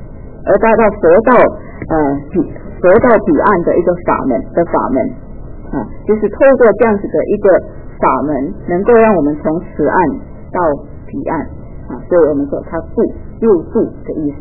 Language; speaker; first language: Chinese; native; Chinese